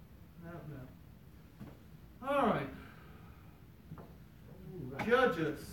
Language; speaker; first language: English; native; English